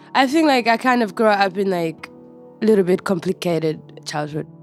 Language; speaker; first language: English; non-native, fluent; Somali